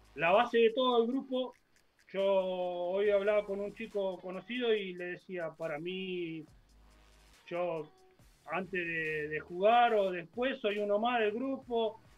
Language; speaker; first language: Spanish; native; Spanish